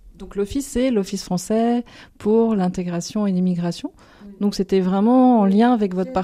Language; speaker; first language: French; native; French